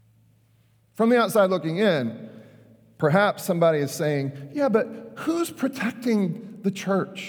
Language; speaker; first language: English; native; English